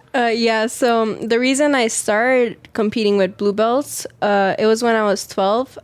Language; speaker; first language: English; native; English